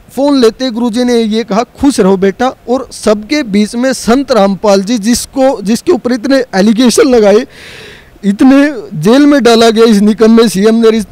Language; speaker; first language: Hindi; native; Hindi